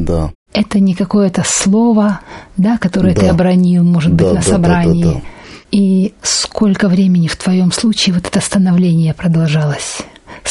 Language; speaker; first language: Russian; native; Russian